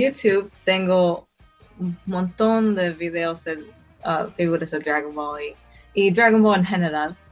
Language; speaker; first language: Spanish; early bilingual, heritage; Spanish